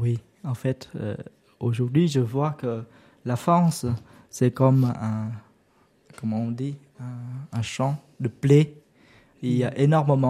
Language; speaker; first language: French; non-native, learner; Vietnamese